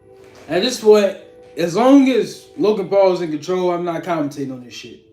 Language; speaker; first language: English; native; English